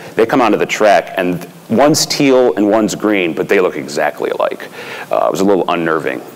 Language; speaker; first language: English; native; English